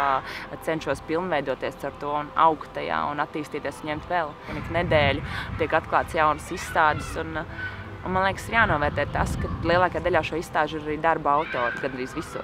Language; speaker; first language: Latvian; native; Latvian